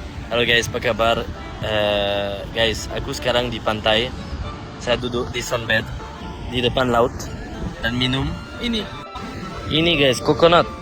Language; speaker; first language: Indonesian; non-native, fluent; French